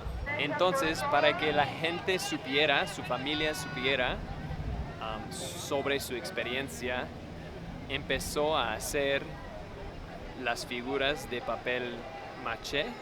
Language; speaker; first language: Spanish; non-native, fluent; English